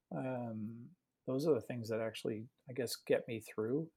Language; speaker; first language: English; native; English